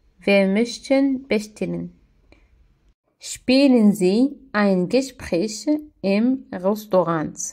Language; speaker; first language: German; non-native, learner; Arabic